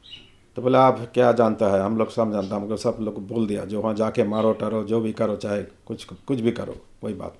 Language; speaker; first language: Hindi; non-native, learner; Bangla